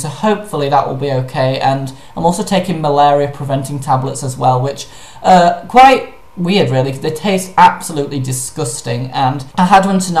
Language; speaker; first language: English; native; English